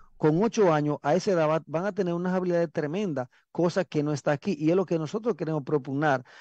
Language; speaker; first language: Spanish; native; Spanish